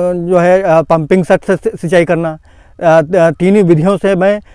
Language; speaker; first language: Hindi; native; Hindi